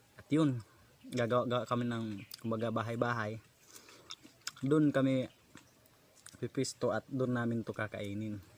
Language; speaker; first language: Filipino; non-native, local second language; Cebuano